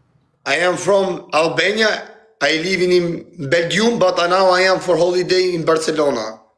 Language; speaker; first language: English; non-native, learner; Albanian